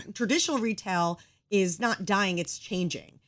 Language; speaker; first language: English; native; English